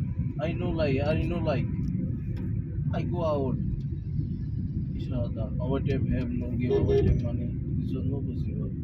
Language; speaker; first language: English; non-native, learner; Bangla